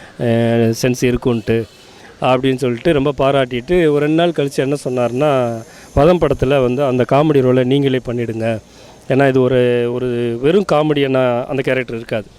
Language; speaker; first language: Tamil; native; Tamil